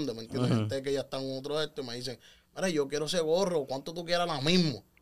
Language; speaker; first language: Spanish; native; Spanish